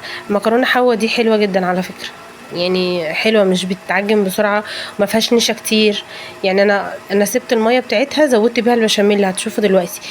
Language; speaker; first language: Arabic; native; Arabic